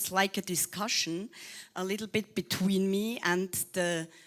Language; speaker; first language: English; non-native, learner; Swiss German